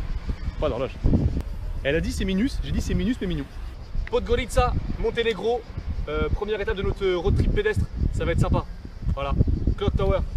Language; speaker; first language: French; native; French